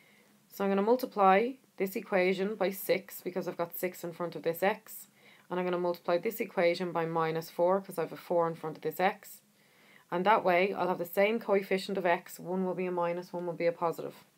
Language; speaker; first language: English; native; English